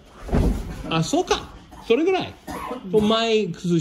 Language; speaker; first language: Japanese; non-native, learner; Portuguese